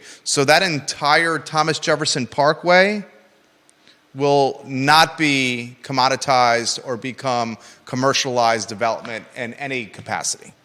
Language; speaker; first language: English; native; English